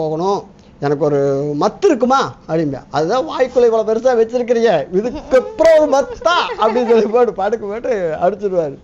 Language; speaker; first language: Tamil; native; Tamil